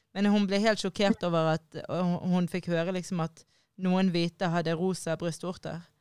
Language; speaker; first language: Norwegian; early bilingual, other home language; Somali